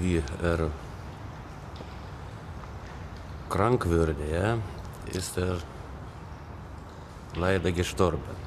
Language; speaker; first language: German; non-native, learner; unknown